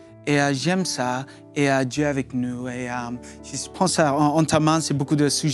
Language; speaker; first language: French; non-native, learner; English